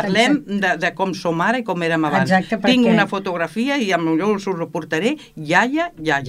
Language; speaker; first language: Catalan; native; Catalan